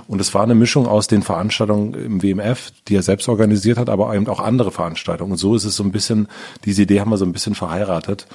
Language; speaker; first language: German; native; German